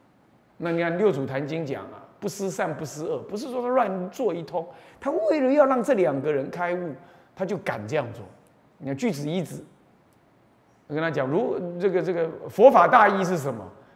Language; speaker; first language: Chinese; native; Chinese